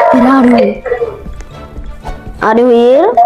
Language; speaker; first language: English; non-native, learner; Mongolian